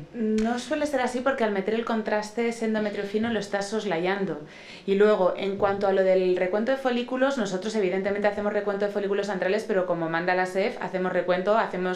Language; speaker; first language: Spanish; native; Spanish